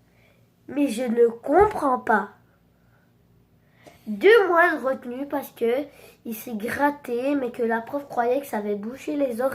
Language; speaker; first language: French; native; French